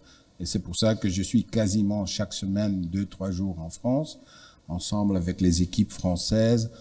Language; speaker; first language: French; non-native, fluent; Dutch